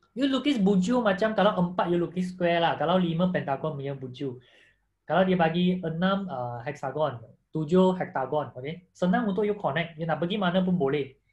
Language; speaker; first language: Malay; non-native, local second language; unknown